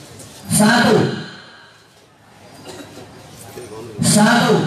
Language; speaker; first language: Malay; non-native, local second language; Javanese